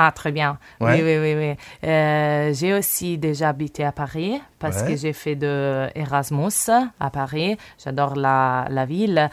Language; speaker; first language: French; non-native, learner; Italian